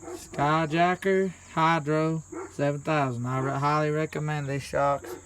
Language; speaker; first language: English; native; English